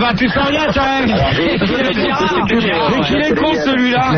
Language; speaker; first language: French; native; French